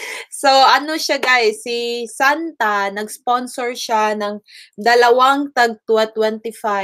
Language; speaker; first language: Filipino; native; Filipino